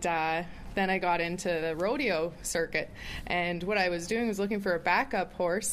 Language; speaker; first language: English; native; English